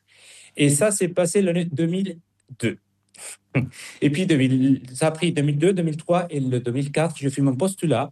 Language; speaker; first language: French; non-native, fluent; Spanish